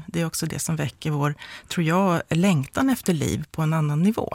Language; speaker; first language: Swedish; native; Swedish